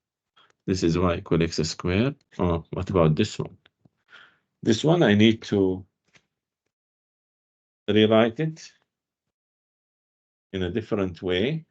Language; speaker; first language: English; non-native, fluent; Arabic